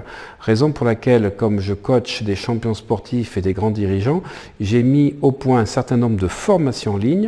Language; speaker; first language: French; native; French